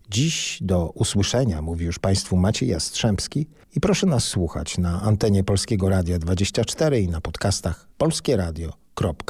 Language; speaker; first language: Polish; native; Polish